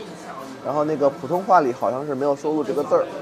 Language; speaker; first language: Chinese; native; Chinese